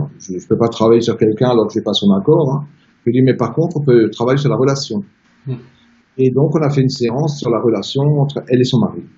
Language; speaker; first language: French; native; French